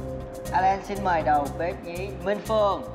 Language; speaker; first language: Vietnamese; native; Vietnamese